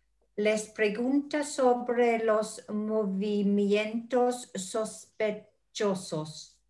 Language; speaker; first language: Spanish; non-native, learner; English